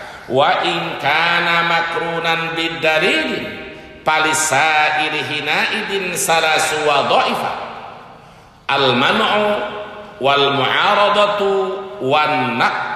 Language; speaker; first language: Arabic; non-native, fluent; Javanese